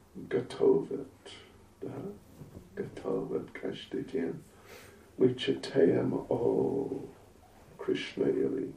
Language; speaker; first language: Russian; non-native, learner; English